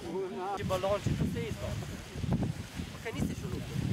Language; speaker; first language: Slovenian; native; Slovenian